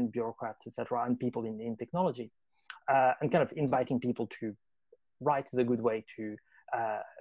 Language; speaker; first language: English; non-native, fluent; French